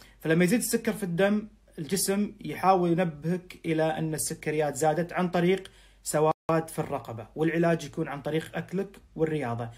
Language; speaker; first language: Arabic; native; Arabic